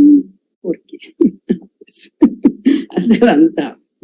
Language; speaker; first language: Spanish; non-native, fluent; Portuguese